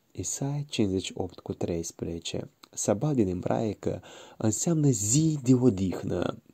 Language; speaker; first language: Romanian; native; Romanian